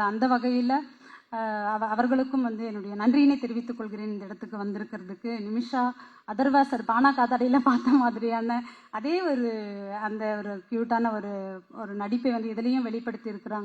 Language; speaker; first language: Tamil; native; Tamil